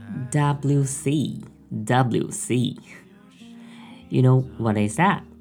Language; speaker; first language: English; non-native, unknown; Chinese